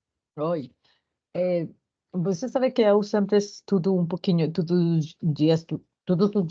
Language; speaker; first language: Portuguese; non-native, learner; Spanish